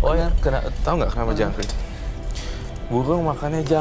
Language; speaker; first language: Indonesian; native; Indonesian